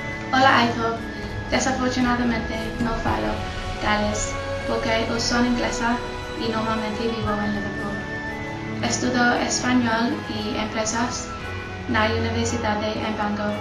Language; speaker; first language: Galician; non-native, learner; English